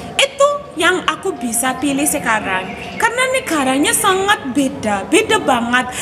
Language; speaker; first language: Indonesian; non-native, fluent; Shona